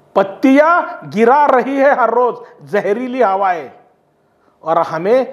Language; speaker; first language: Hindi; non-native, local second language; Marathi